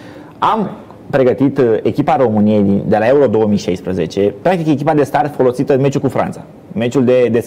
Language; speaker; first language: Romanian; native; Romanian